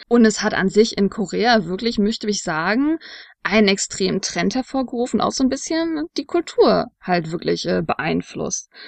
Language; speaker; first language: German; native; German